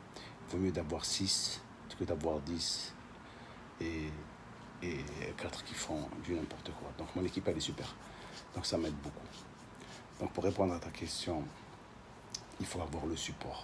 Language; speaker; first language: French; non-native, local second language; Arabic